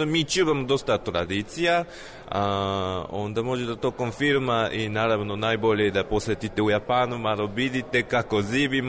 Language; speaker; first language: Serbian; non-native, learner; Japanese